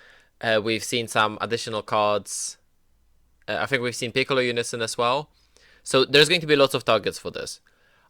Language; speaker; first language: English; native; English